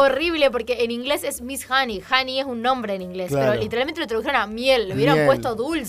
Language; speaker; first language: Spanish; native; Spanish